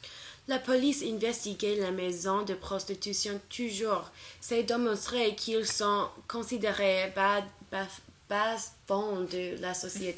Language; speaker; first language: French; non-native, learner; English